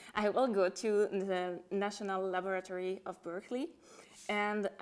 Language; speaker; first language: English; non-native, fluent; French